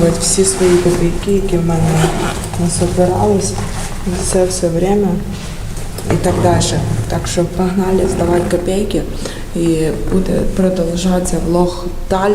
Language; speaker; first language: Ukrainian; native; Ukrainian